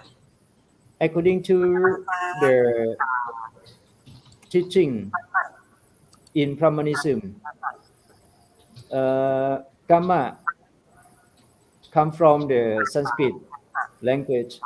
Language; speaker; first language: English; non-native, fluent; Thai